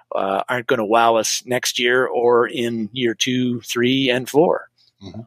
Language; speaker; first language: English; native; English